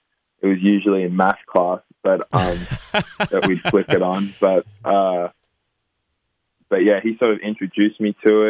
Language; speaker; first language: English; native; English